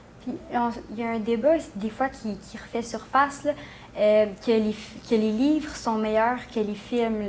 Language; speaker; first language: French; native; French